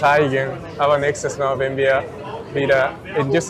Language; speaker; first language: German; non-native, learner; Japanese